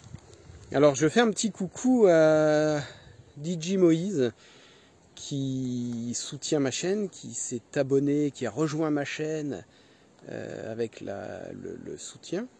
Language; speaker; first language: French; native; French